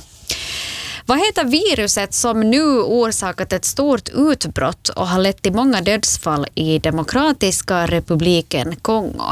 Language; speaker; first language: Swedish; native; Swedish